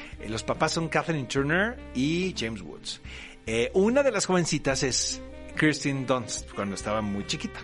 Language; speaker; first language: Spanish; native; Spanish